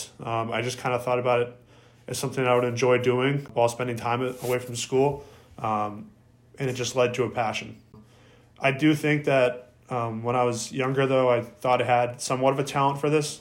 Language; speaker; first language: English; native; English